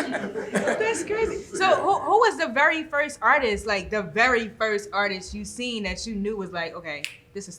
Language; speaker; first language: English; native; English